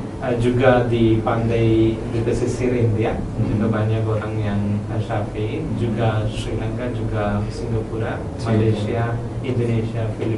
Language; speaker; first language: Indonesian; non-native, learner; Malayalam